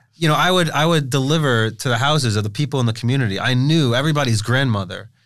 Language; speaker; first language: English; native; English